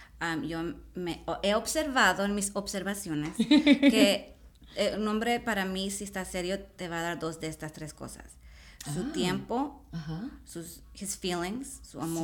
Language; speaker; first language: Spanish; early bilingual, heritage; Spanish